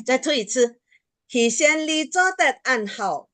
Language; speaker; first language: Chinese; non-native, local second language; Hakka Chinese